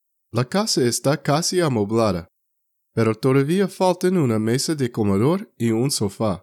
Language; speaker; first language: Spanish; non-native, fluent; English